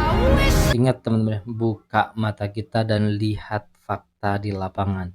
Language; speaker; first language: Indonesian; native; Indonesian